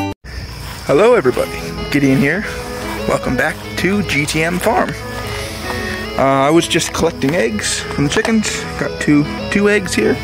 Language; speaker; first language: English; native; English